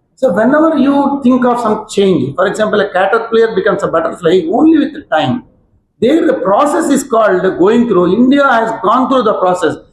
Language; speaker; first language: English; non-native, local second language; Telugu